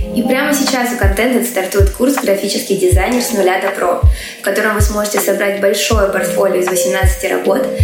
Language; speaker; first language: Russian; early bilingual, other home language; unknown